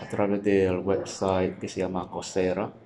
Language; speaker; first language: Spanish; non-native, fluent; Chinese